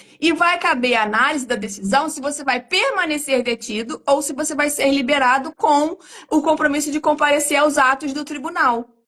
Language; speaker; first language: Portuguese; native; Portuguese